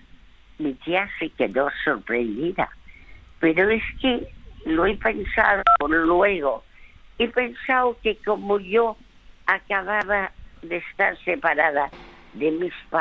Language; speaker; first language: Spanish; early bilingual, other home language; French